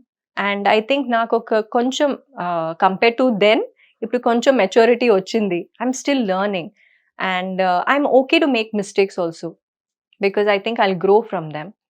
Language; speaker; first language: Telugu; non-native, fluent; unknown